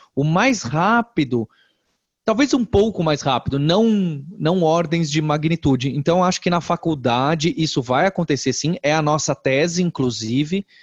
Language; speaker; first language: Portuguese; native; Portuguese